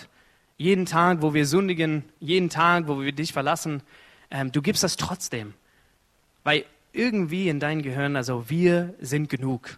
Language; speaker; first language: German; non-native, fluent; Arabic